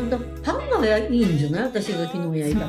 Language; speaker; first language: Japanese; native; Japanese